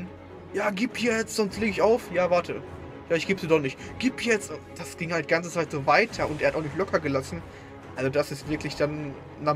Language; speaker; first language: German; native; German